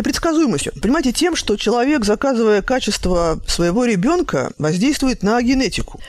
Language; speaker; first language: Russian; native; Russian